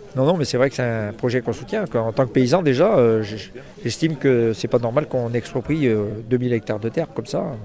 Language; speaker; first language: French; native; French